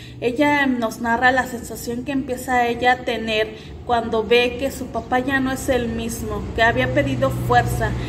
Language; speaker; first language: Spanish; native; Spanish